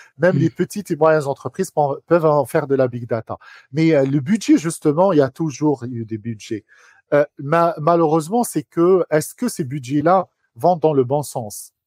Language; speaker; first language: French; non-native, local second language; Arabic